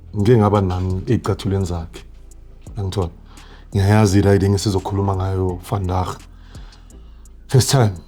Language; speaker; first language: Zulu; native; Zulu